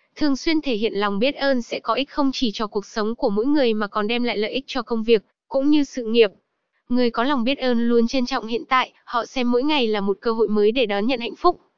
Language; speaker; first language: Vietnamese; non-native, local second language; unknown